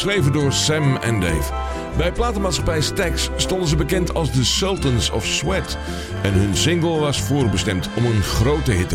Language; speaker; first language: Dutch; native; Dutch